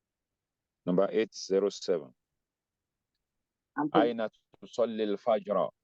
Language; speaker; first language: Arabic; non-native, fluent; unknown